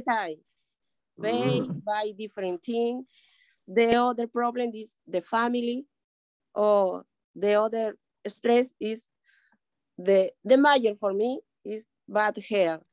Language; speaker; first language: English; non-native, learner; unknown